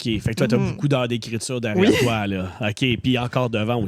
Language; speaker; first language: French; native; French